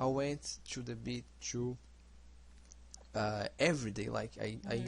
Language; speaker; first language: English; non-native, learner; Portuguese